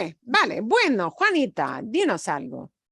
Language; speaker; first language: Spanish; non-native, fluent; English